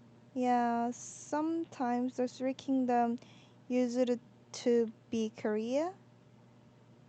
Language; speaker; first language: English; non-native, learner; Korean